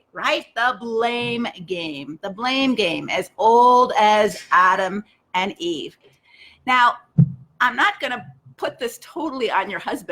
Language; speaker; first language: English; native; English